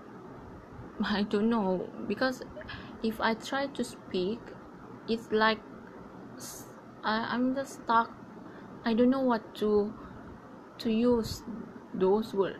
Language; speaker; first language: English; non-native, learner; Malay